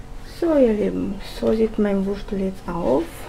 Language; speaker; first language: German; non-native, fluent; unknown